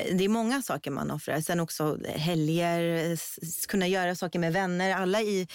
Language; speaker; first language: Swedish; early bilingual, other home language; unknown